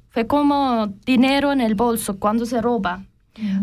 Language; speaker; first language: Spanish; non-native, learner; German